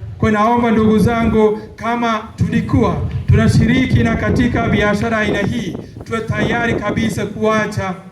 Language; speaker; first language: Swahili; non-native, fluent; Malayalam